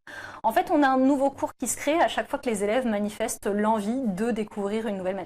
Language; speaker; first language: French; native; French